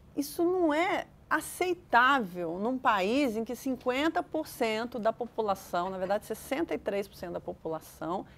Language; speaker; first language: Portuguese; native; Portuguese